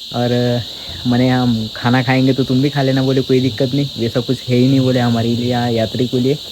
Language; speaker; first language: Hindi; non-native, local second language; Marathi